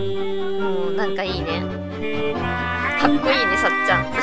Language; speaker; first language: Japanese; native; Japanese